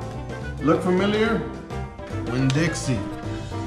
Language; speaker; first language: English; native; English